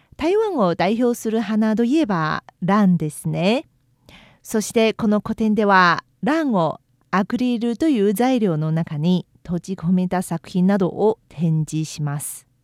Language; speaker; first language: Japanese; non-native, fluent; Chinese